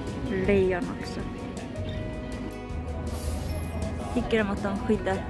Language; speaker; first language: Swedish; non-native, learner; Japanese